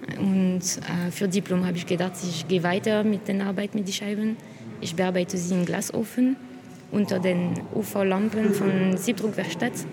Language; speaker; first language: German; non-native, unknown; French